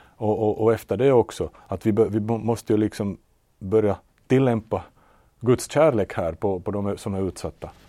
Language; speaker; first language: Swedish; native; Swedish